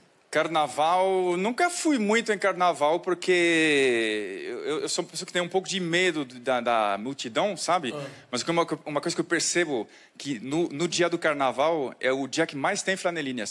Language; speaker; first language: Portuguese; non-native, fluent; French